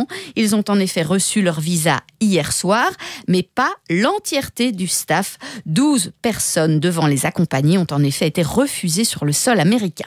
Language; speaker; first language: French; native; French